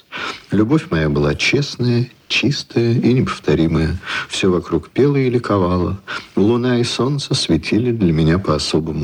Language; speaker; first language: Russian; native; Russian